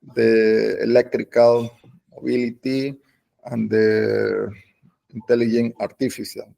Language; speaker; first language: English; non-native, learner; Spanish